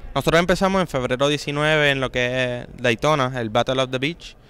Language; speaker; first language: Spanish; native; Spanish